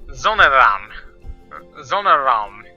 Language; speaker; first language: German; non-native, learner; English